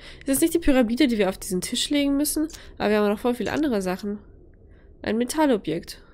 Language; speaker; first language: German; native; German